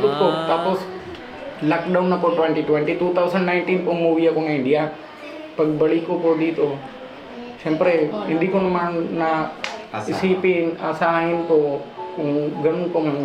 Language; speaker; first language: Filipino; non-native, learner; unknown